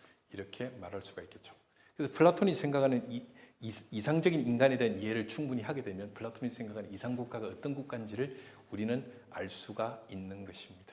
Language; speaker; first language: Korean; native; Korean